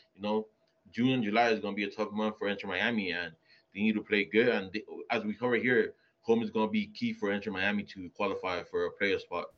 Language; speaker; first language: English; native; English